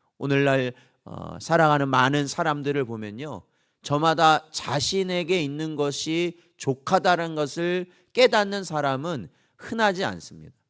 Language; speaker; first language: Korean; native; Korean